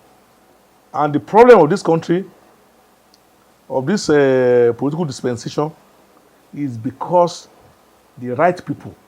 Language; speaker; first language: English; non-native, local second language; Yoruba